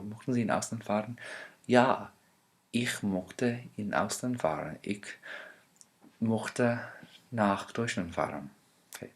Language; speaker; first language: German; non-native, fluent; English